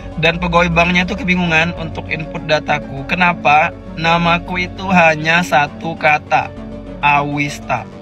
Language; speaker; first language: Indonesian; native; Indonesian